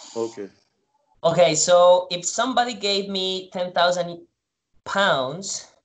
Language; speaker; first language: English; non-native, fluent; Spanish